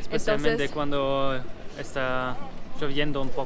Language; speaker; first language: Spanish; non-native, learner; German